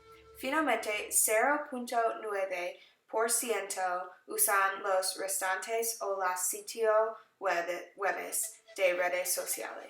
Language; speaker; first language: Spanish; non-native, learner; English